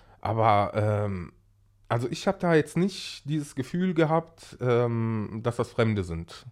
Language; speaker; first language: German; early bilingual, other home language; Arabic